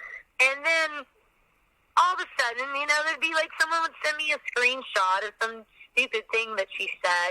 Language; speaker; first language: English; native; English